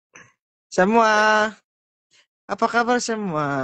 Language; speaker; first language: Indonesian; non-native, learner; Filipino